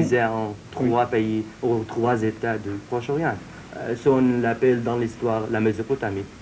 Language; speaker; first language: French; non-native, fluent; Syriac